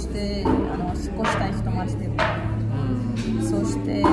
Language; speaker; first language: Japanese; non-native, fluent; Russian